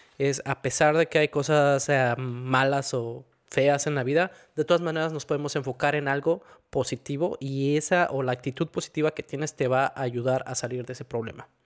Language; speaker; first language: Spanish; native; Spanish